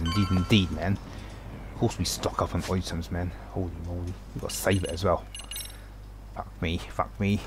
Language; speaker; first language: English; native; English